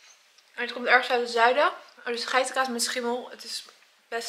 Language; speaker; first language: Dutch; native; Dutch